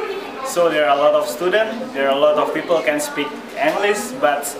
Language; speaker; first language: English; non-native, learner; Indonesian